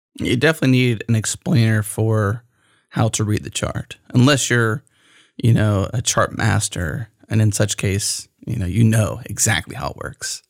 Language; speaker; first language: English; native; English